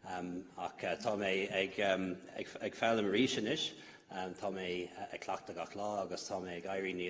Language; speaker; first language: Irish; non-native, local second language; English